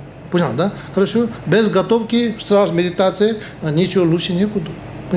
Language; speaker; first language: Russian; non-native, learner; Tibetan